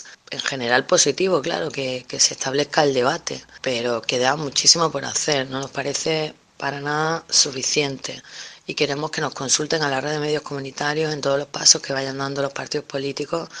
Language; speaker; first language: Spanish; native; Spanish